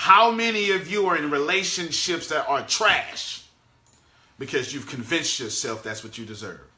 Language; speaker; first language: English; native; English